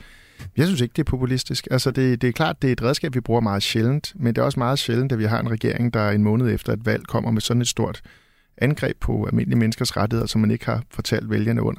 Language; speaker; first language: Danish; native; Danish